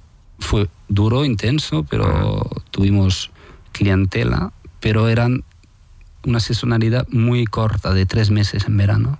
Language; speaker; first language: Spanish; non-native, fluent; French